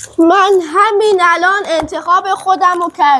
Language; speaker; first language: Persian; native; Persian